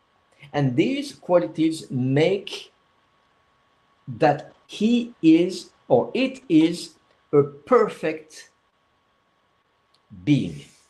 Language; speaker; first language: English; non-native, fluent; French